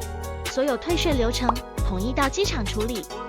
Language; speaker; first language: Chinese; native; Chinese